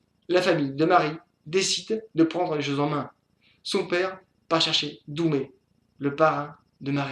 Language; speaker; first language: French; native; French